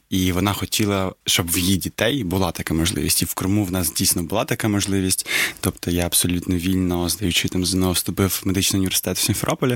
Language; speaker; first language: Ukrainian; non-native, local second language; Crimean Tatar